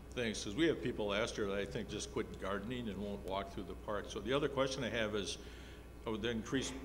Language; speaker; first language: English; native; English